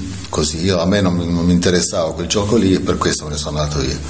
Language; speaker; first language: Italian; native; Italian